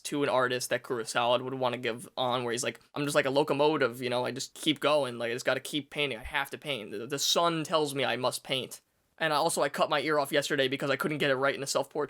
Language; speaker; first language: English; native; English